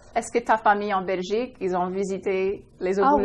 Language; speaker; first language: French; non-native, local second language; English